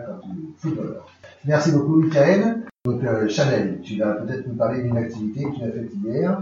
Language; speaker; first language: French; native; French